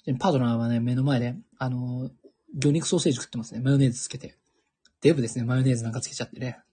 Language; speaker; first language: Japanese; native; Japanese